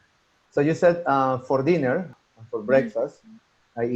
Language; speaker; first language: English; non-native, fluent; Spanish